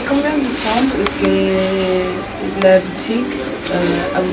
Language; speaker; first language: French; non-native, learner; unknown